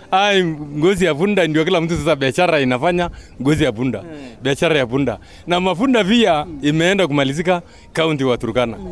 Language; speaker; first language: Swahili; non-native, local second language; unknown